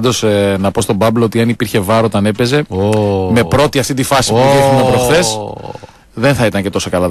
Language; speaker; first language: Greek; native; Greek